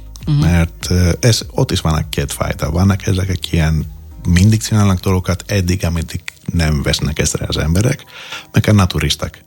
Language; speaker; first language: Hungarian; non-native, fluent; Greek